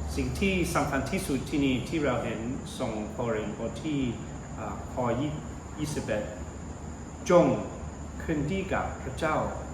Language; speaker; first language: Thai; non-native, fluent; English